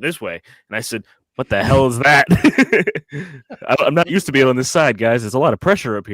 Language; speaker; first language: English; native; English